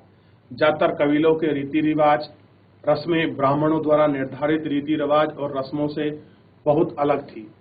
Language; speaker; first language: Hindi; native; Hindi